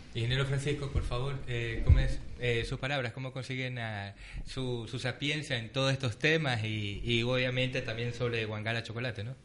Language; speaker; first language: Spanish; native; Spanish